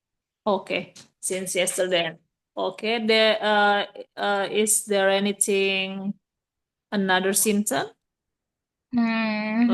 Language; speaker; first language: English; non-native, learner; Indonesian